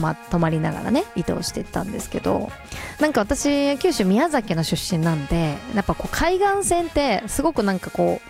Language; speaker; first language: Japanese; native; Japanese